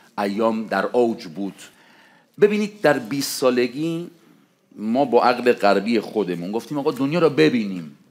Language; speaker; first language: Persian; non-native, fluent; Spanish